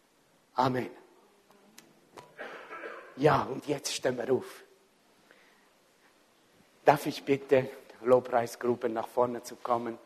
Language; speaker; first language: German; non-native, fluent; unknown